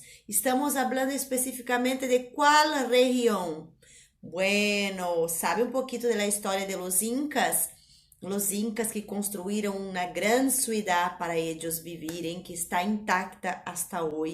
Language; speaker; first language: Spanish; non-native, fluent; Portuguese